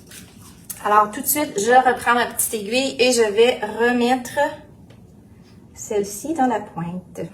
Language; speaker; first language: French; native; French